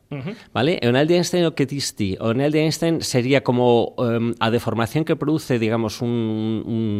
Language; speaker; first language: Galician; non-native, local second language; Spanish